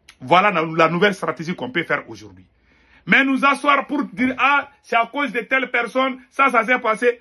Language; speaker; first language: French; non-native, local second language; Bambara